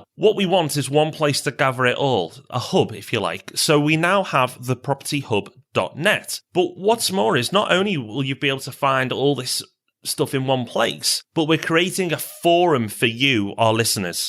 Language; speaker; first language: English; native; English